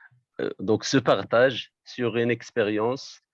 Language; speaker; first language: French; non-native, local second language; Arabic